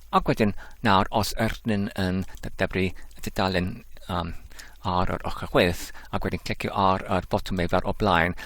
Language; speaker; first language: Welsh; non-native, learner; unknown